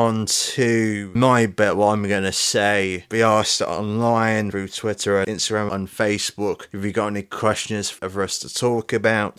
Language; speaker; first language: English; native; English